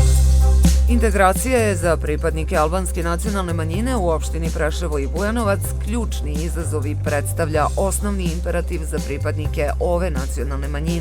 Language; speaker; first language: Serbian; native; Serbian